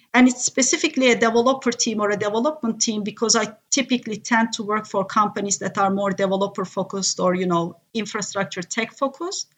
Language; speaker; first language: English; non-native, fluent; Turkish